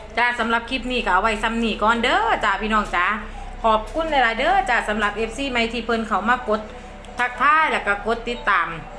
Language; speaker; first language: Thai; native; Thai